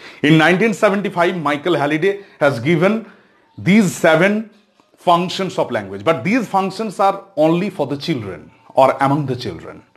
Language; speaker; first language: English; non-native, local second language; Bangla